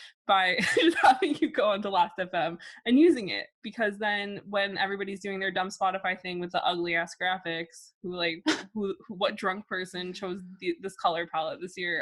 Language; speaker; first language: English; native; English